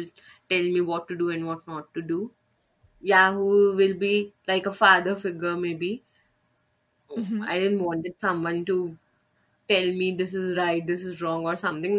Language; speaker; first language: English; non-native, local second language; Hindi